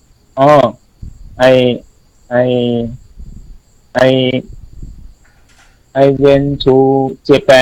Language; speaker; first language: English; non-native, learner; Thai